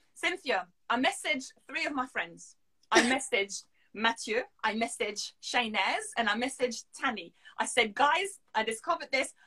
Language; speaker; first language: English; non-native, fluent; French